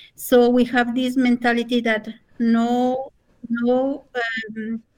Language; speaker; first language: English; non-native, fluent; Spanish